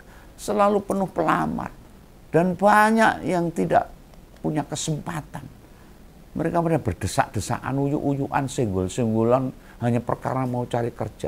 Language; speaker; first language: Indonesian; native; Indonesian